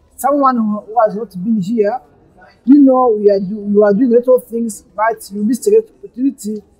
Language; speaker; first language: English; non-native, local second language; Kinyarwanda